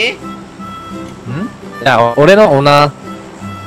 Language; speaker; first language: Japanese; non-native, learner; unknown